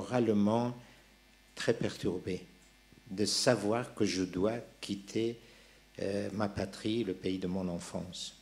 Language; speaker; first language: French; non-native, local second language; Persian